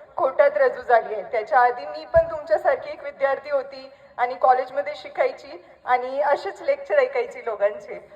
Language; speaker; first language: Marathi; non-native, local second language; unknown